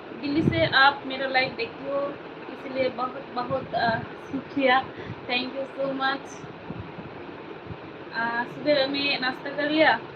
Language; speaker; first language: Hindi; non-native, local second language; Bangla